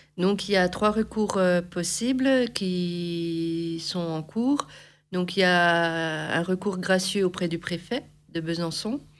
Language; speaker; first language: French; native; French